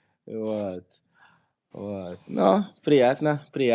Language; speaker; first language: Russian; non-native, fluent; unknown